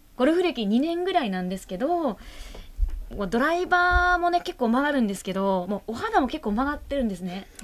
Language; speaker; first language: Japanese; native; Japanese